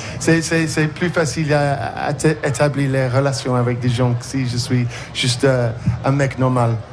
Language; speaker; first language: French; non-native, learner; English